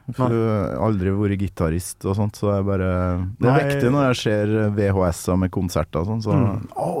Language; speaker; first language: Norwegian; native; Norwegian